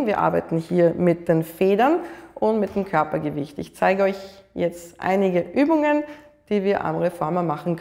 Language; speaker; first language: German; native; German